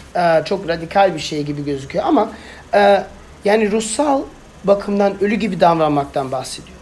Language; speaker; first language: Turkish; non-native, fluent; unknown